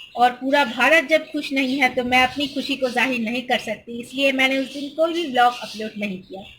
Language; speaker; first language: Hindi; non-native, local second language; Bangla